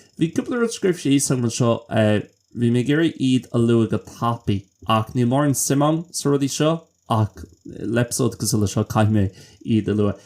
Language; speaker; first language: Irish; non-native, local second language; English